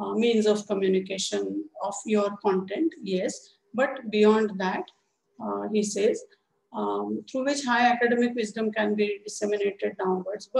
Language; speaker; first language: English; non-native, local second language; Marathi